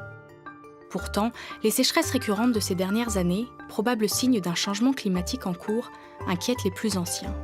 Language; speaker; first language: French; native; French